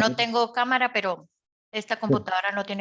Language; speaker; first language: Spanish; native; Spanish